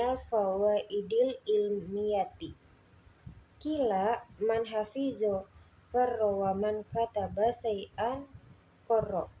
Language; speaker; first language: Arabic; non-native, learner; Indonesian